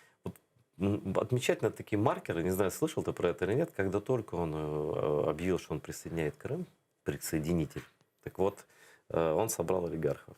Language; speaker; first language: Russian; native; Russian